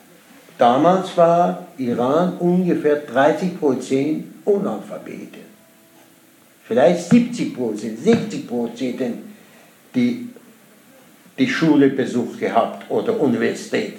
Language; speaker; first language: German; non-native, learner; Persian